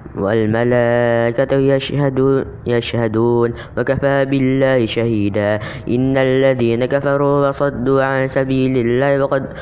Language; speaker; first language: Arabic; non-native, learner; Indonesian